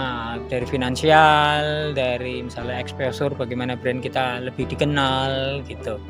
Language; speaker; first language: Indonesian; native; Indonesian